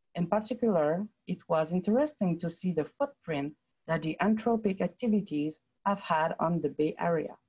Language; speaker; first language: English; non-native, fluent; French